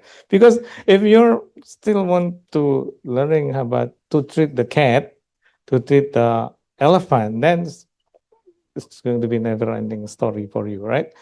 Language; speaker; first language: English; non-native, local second language; Indonesian